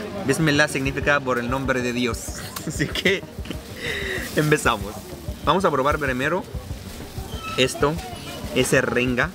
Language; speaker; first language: Spanish; non-native, fluent; Arabic